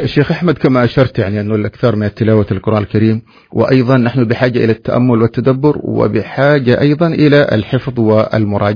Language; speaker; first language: Arabic; native; Arabic